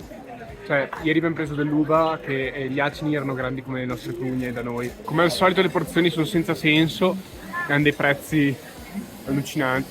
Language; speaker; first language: Italian; native; Italian